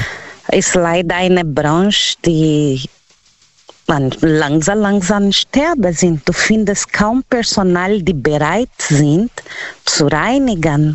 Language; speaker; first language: German; non-native, learner; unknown